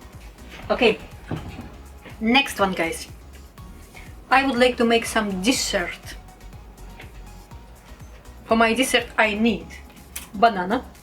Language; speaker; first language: English; non-native, learner; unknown